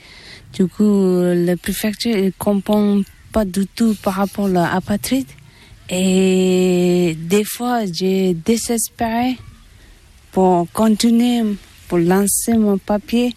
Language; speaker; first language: French; non-native, learner; Tibetan